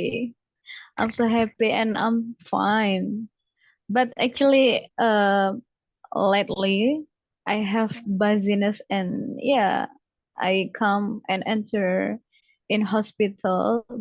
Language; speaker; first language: English; non-native, fluent; Javanese